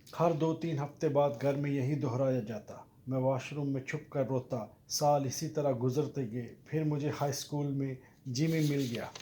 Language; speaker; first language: Urdu; non-native, local second language; Punjabi